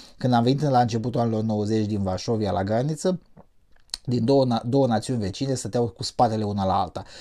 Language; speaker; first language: Romanian; native; Romanian